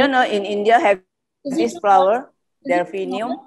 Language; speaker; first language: English; non-native, learner; Indonesian